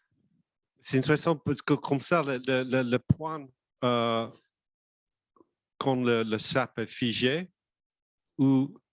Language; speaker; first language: French; non-native, fluent; English